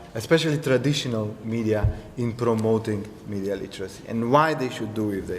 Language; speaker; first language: English; non-native, fluent; Macedonian